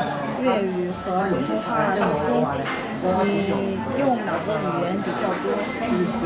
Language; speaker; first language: Chinese; non-native, fluent; Korean